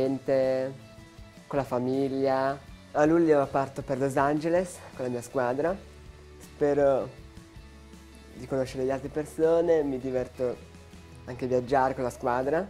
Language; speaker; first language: Italian; early bilingual, other home language; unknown